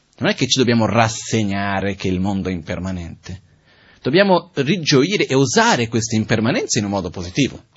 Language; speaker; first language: Italian; non-native, fluent; Portuguese